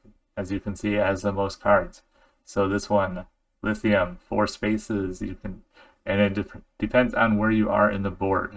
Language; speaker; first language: English; native; English